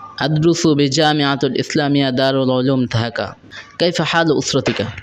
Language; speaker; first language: Arabic; non-native, learner; Bangla